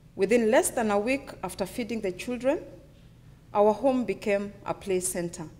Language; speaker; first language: English; non-native, local second language; Luyia